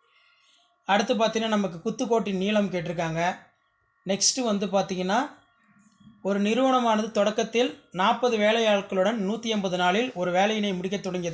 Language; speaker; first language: Tamil; native; Tamil